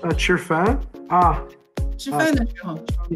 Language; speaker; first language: Chinese; non-native, fluent; English